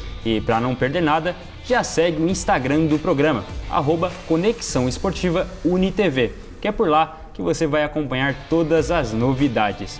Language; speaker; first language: Portuguese; native; Portuguese